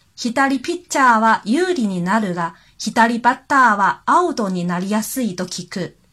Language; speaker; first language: Japanese; non-native, fluent; Chinese